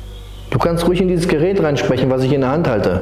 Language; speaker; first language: German; native; German